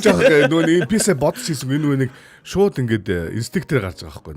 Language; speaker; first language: Mongolian; native; Mongolian